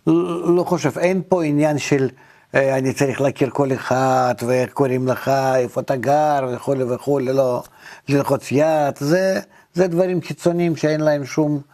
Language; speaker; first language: Hebrew; non-native, fluent; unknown